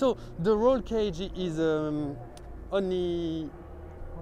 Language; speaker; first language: English; non-native, learner; French